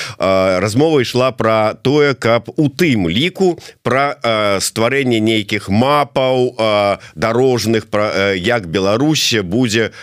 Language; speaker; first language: Belarusian; non-native, local second language; Russian